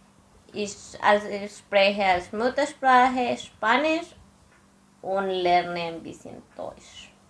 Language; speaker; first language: German; non-native, learner; Spanish